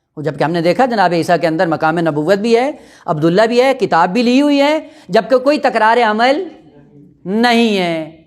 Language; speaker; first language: Urdu; non-native, local second language; Punjabi